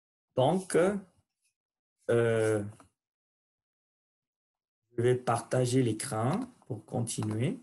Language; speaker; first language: French; non-native, learner; Spanish